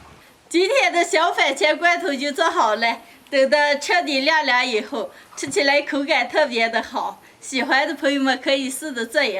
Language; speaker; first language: Chinese; native; Chinese